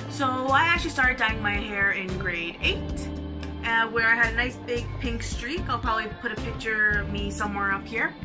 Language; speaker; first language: English; native; English